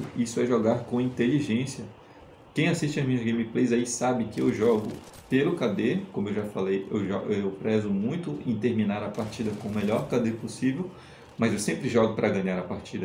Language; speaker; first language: Portuguese; native; Portuguese